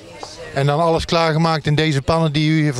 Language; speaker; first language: Dutch; native; Dutch